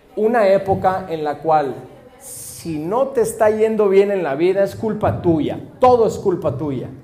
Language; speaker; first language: Spanish; early bilingual, heritage; Spanish